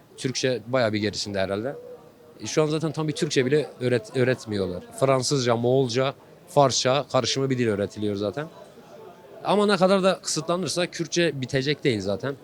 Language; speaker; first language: Turkish; non-native, local second language; Kurdish